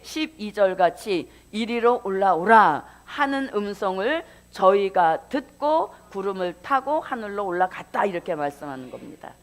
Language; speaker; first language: Korean; native; Korean